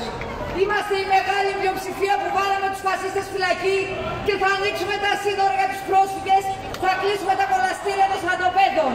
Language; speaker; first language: Greek; native; Greek